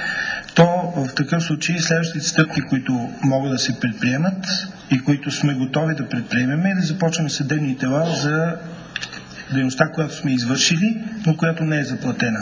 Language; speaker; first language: Bulgarian; native; Bulgarian